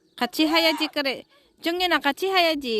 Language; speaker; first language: Korean; non-native, fluent; Filipino